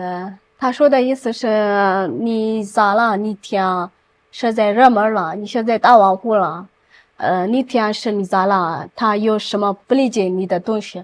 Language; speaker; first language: Chinese; non-native, learner; Amharic